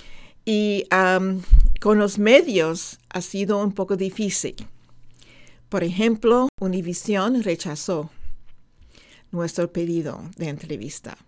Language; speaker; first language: Spanish; non-native, fluent; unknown